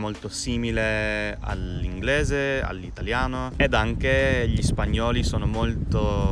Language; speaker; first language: Italian; non-native, fluent; English